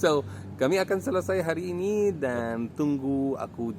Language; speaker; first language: Indonesian; non-native, learner; Arabic